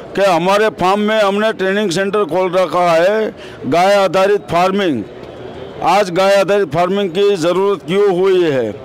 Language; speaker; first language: Hindi; non-native, local second language; Gujarati